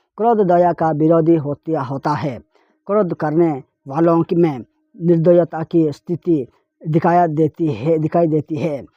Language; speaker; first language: Hindi; non-native, local second language; Telugu